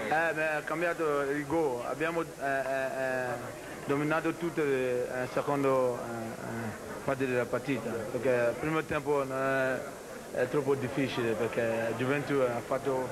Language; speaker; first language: Italian; non-native, learner; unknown